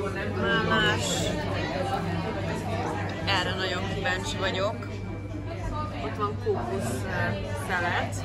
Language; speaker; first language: Hungarian; early bilingual, heritage; English